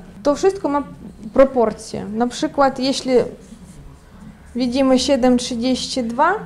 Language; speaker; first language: Polish; non-native, fluent; Ukrainian